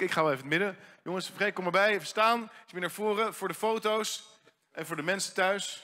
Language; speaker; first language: Dutch; native; Dutch